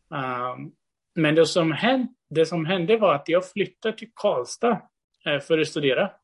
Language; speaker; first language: Swedish; early bilingual, other home language; Portuguese